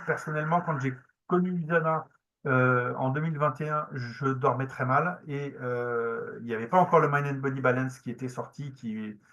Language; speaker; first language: French; native; French